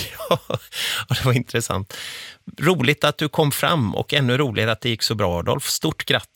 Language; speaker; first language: Swedish; native; Swedish